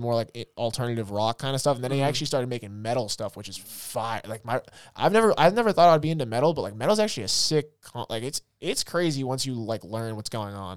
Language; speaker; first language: English; native; English